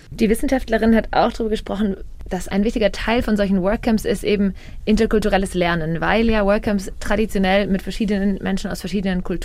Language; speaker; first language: German; native; German